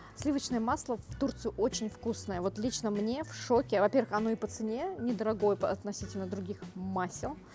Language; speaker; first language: Russian; native; Russian